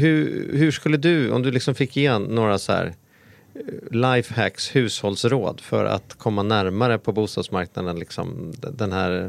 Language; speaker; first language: Swedish; native; Swedish